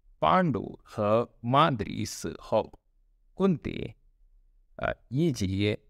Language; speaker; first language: Chinese; non-native, learner; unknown